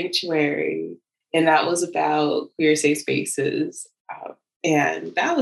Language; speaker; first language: English; native; English